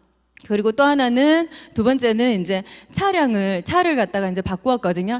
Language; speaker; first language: Korean; native; Korean